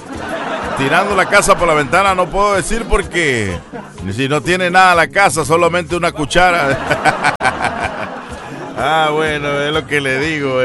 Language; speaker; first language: Spanish; native; Spanish